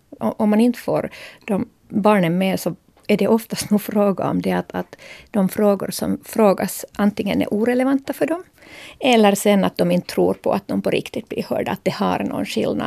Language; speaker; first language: Swedish; native; Swedish